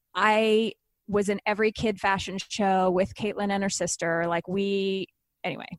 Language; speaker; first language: English; native; English